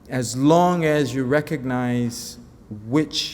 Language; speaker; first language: English; non-native, fluent; Portuguese